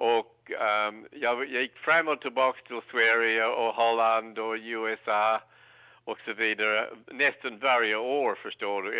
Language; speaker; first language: Swedish; non-native, learner; English